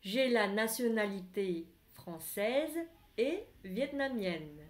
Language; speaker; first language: French; non-native, fluent; Vietnamese